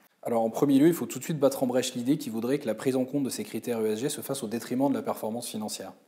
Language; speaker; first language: French; native; French